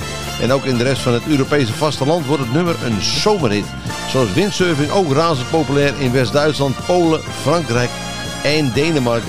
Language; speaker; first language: Dutch; native; Dutch